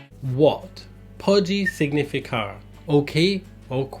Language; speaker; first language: Portuguese; non-native, fluent; English